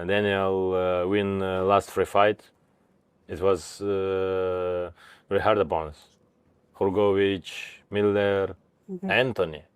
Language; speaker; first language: English; non-native, learner; Ukrainian